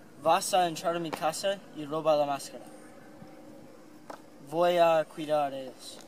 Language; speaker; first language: Spanish; non-native, learner; English